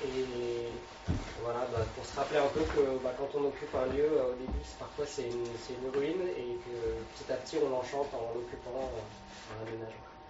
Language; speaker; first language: French; native; French